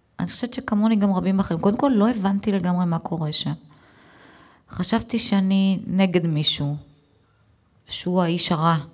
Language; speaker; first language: Hebrew; native; Hebrew